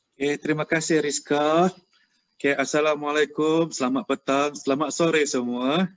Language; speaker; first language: Malay; native; Malay